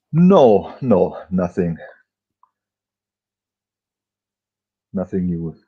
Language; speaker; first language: English; non-native, fluent; German